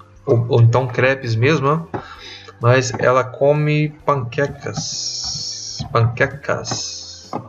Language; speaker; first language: Portuguese; non-native, fluent; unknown